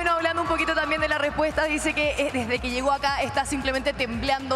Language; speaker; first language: Spanish; native; Spanish